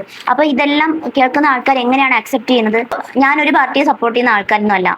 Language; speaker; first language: Malayalam; native; Malayalam